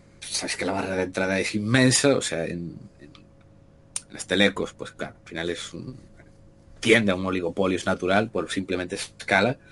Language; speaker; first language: Spanish; native; Spanish